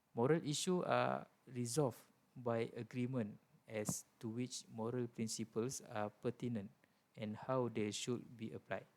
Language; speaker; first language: English; non-native, local second language; Malay